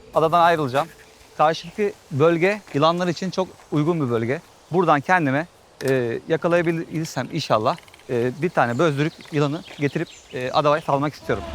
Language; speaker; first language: Turkish; native; Turkish